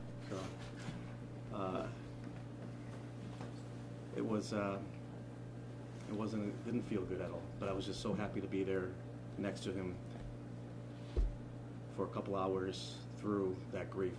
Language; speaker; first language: English; early bilingual, other home language; Spanish